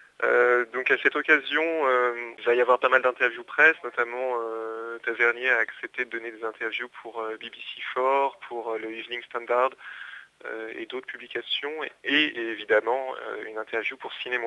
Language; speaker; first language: French; native; French